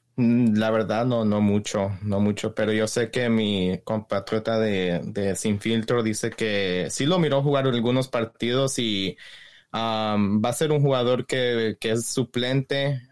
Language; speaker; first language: Spanish; early bilingual, heritage; Spanish